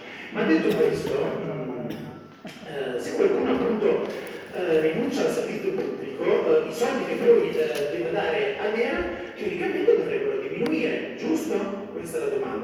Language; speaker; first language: Italian; native; Italian